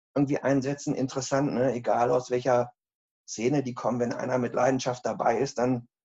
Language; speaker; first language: German; native; German